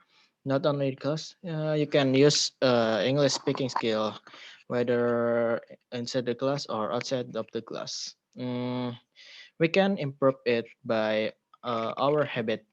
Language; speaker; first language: English; non-native, learner; Indonesian